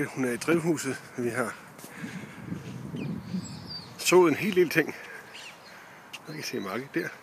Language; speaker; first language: Danish; native; Danish